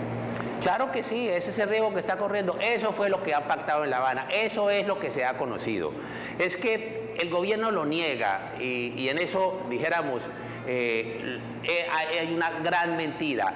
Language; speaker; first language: Spanish; native; Spanish